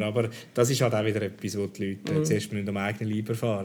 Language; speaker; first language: German; native; German